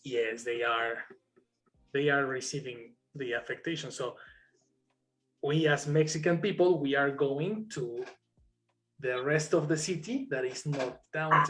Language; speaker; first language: English; non-native, fluent; Spanish